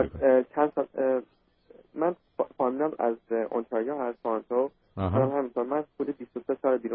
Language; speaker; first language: Persian; early bilingual, heritage; Persian